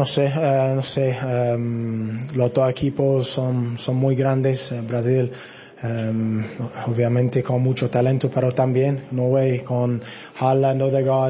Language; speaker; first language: Spanish; non-native, fluent; English